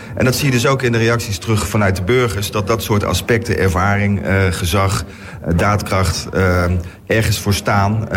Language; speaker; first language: Dutch; native; Dutch